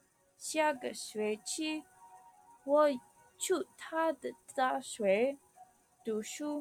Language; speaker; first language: Chinese; non-native, learner; English